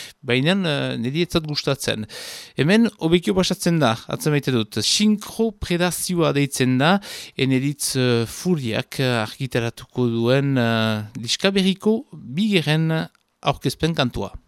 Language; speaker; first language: Basque; native; Basque